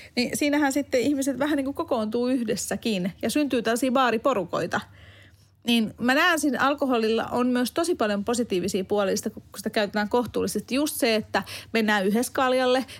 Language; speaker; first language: Finnish; non-native, fluent; Hungarian